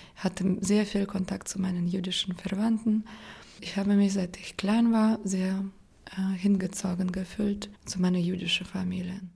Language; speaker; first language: German; non-native, fluent; Russian